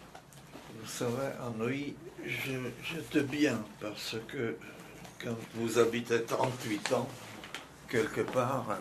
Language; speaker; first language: French; non-native, fluent; Czech